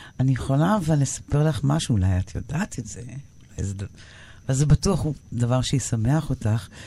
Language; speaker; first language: Hebrew; native; Hebrew